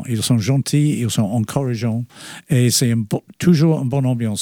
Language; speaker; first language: French; non-native, fluent; English